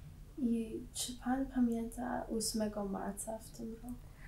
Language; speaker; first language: Polish; early bilingual, heritage; Polish